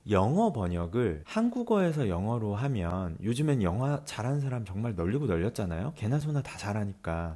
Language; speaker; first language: Korean; native; Korean